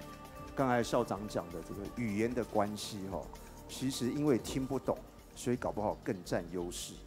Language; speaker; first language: Chinese; native; Chinese